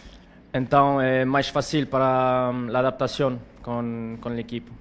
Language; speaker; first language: Portuguese; non-native, learner; French